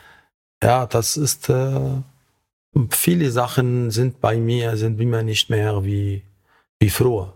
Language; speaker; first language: German; non-native, learner; Arabic